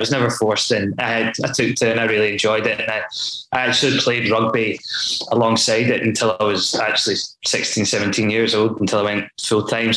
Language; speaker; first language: English; native; English